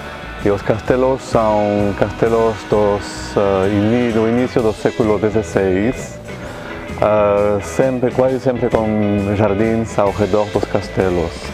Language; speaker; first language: Portuguese; non-native, fluent; French